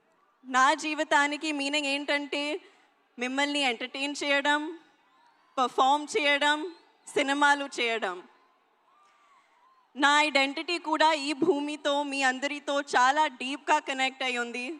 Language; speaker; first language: Telugu; non-native, learner; Hindi